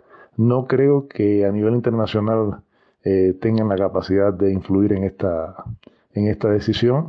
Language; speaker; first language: Spanish; native; Spanish